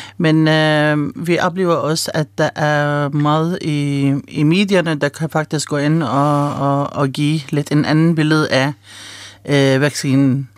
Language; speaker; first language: Danish; early bilingual, other home language; Arabic